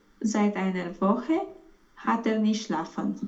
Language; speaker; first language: German; non-native, learner; Romanian